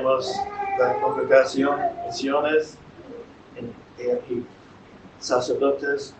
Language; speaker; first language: Spanish; non-native, fluent; English